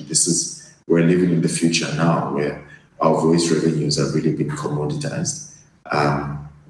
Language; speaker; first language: English; non-native, local second language; Bemba